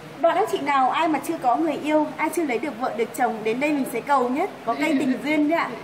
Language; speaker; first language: Vietnamese; non-native, local second language; Tày